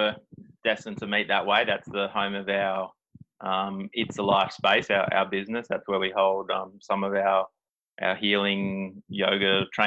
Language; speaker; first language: English; native; English